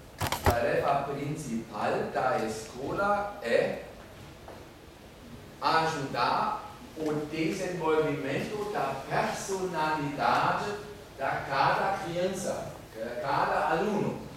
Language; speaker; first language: Portuguese; non-native, fluent; German